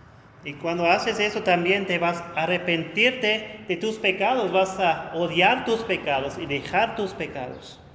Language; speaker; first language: Spanish; non-native, fluent; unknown